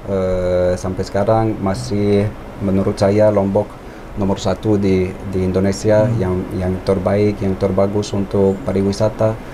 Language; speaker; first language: Indonesian; non-native, fluent; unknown